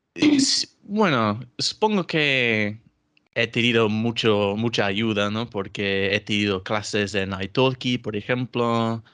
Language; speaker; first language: Spanish; non-native, fluent; English